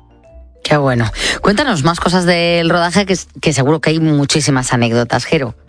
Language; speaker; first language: Spanish; native; Spanish